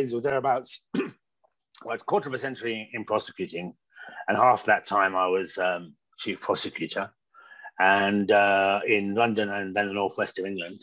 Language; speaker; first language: English; native; English